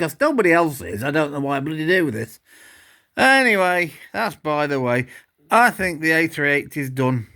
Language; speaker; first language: English; native; English